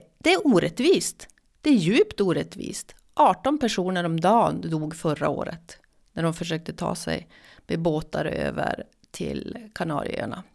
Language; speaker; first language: Swedish; native; Swedish